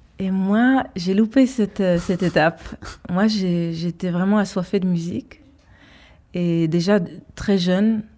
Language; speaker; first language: French; early bilingual, heritage; Hebrew